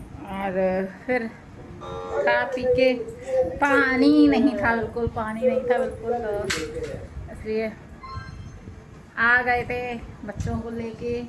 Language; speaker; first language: Hindi; native; Hindi